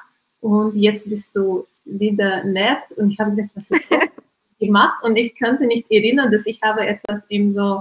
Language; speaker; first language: German; non-native, learner; Russian